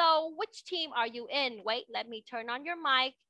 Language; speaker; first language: English; non-native, fluent; Vietnamese